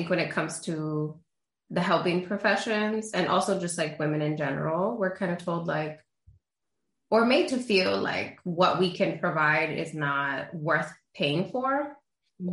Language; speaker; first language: English; early bilingual, other home language; Spanish